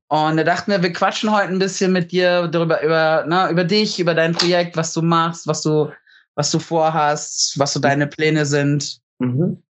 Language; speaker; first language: German; native; German